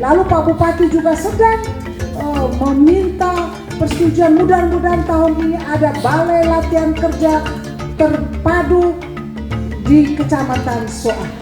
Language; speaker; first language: Indonesian; native; Indonesian